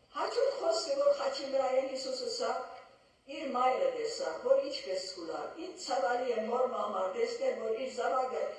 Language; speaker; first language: Armenian; early bilingual, heritage; Armenian